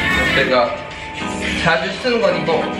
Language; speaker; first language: Korean; non-native, fluent; Thai